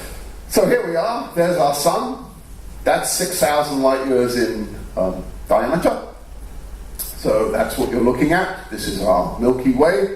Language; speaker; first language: English; native; English